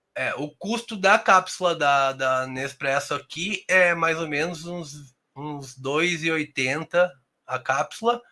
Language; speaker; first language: Portuguese; native; Portuguese